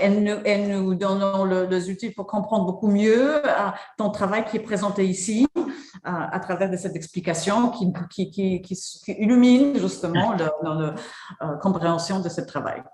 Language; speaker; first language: French; non-native, fluent; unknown